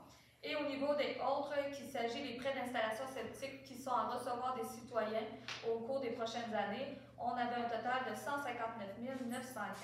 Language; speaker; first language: French; native; French